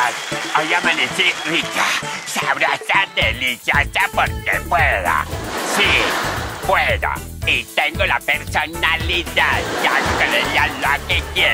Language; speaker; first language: Spanish; native; Spanish